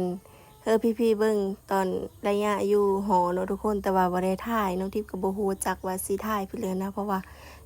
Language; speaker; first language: Thai; non-native, local second language; Northeastern Thai